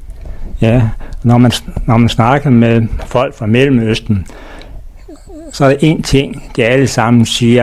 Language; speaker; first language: Danish; native; Danish